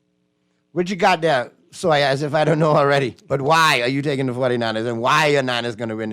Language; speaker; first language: English; native; English